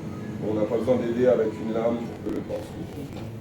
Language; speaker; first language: French; native; French